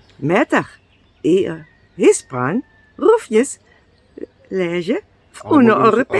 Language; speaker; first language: Polish; non-native, learner; Dutch